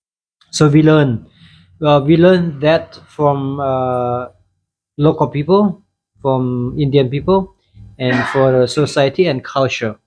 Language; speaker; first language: English; non-native, fluent; Thai